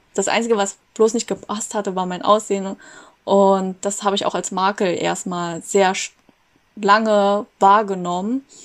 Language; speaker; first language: German; native; German